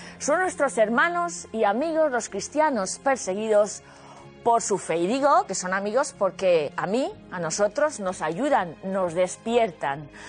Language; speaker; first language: Spanish; native; Spanish